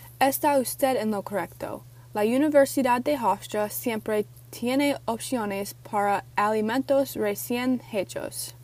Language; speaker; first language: Spanish; non-native, learner; English